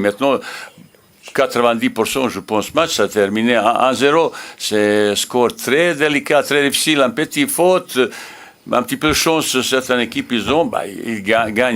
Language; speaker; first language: French; non-native, learner; Bosnian